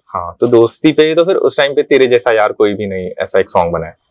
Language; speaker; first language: Hindi; non-native, local second language; Marathi